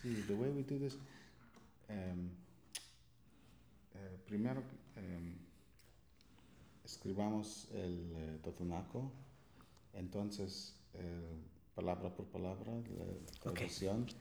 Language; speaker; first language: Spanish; non-native, fluent; English